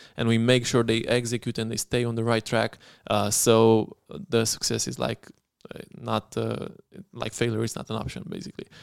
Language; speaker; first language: English; non-native, fluent; Romanian